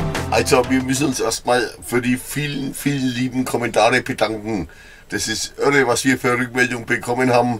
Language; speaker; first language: German; native; German